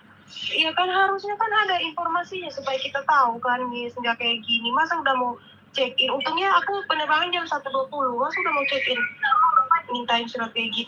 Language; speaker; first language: Indonesian; native; Indonesian